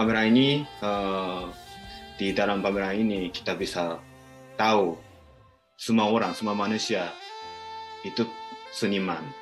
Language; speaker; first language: Indonesian; non-native, fluent; Japanese